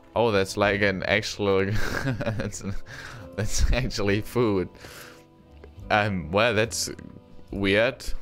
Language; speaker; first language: English; non-native, fluent; German